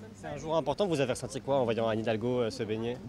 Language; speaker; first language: French; native; French